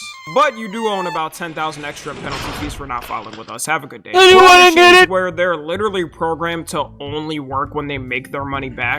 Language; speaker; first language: English; native; English